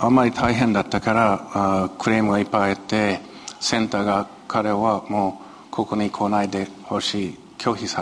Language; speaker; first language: Japanese; non-native, fluent; Chinese